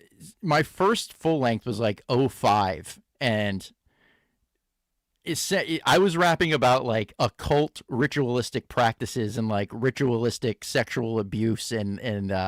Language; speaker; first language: English; native; English